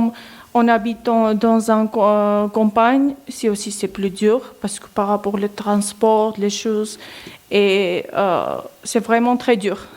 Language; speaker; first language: French; non-native, learner; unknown